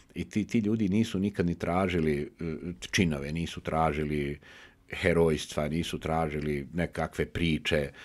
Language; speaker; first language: Bosnian; native; Bosnian